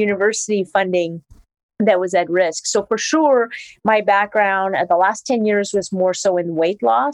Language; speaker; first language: English; non-native, fluent; French